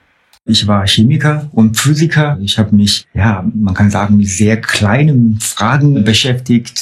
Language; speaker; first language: German; non-native, fluent; Chinese